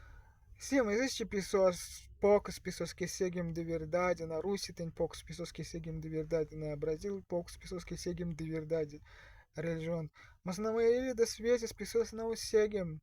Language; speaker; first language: Portuguese; non-native, learner; Russian